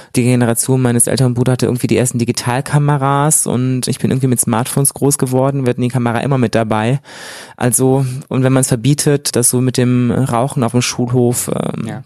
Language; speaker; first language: German; native; German